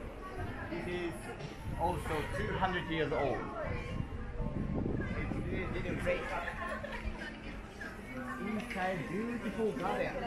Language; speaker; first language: English; non-native, learner; Japanese